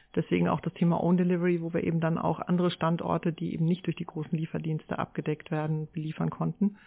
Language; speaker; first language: German; native; German